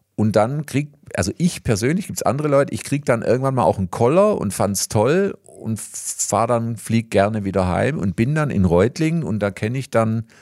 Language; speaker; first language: German; native; German